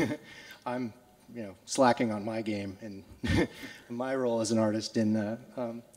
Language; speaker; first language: English; native; English